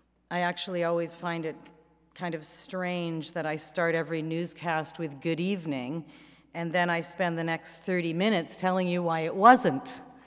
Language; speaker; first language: English; native; English